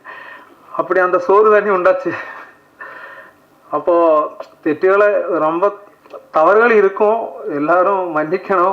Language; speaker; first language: Tamil; non-native, learner; Malayalam